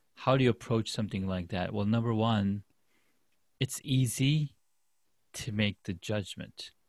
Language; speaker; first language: English; non-native, fluent; Urdu